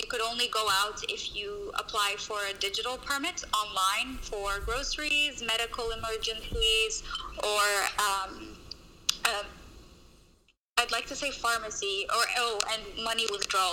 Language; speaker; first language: English; native; English